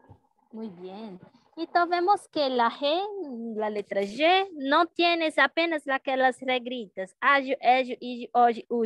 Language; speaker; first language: Spanish; non-native, learner; Portuguese